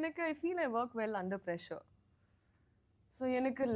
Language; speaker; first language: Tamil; non-native, learner; Telugu